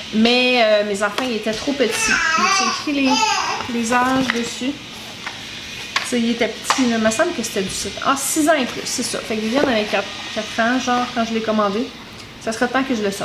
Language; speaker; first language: French; native; French